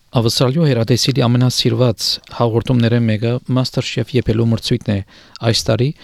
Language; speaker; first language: Armenian; native; Armenian